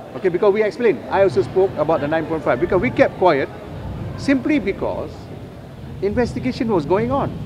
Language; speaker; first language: English; non-native, local second language; Malay